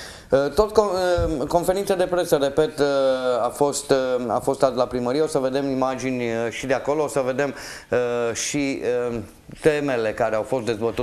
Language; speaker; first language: Romanian; native; Romanian